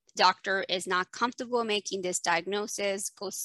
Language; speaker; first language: English; early bilingual, other home language; Spanish